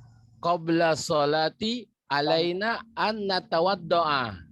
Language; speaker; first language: Arabic; non-native, learner; Indonesian